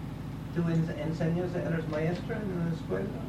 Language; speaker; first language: Spanish; non-native, learner; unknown